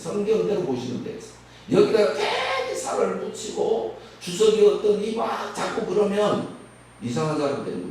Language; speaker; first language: Korean; native; Korean